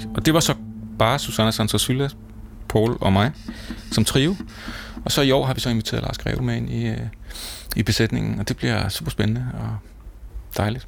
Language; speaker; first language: Danish; native; Danish